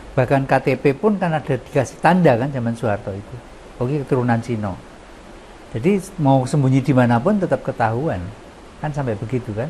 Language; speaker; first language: Indonesian; non-native, local second language; Javanese